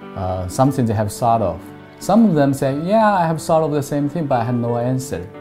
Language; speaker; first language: English; non-native, fluent; Chinese